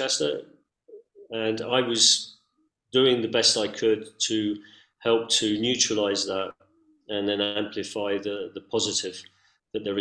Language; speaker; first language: English; native; English